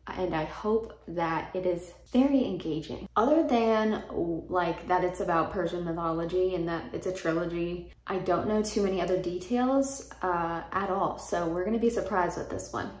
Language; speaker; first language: English; native; English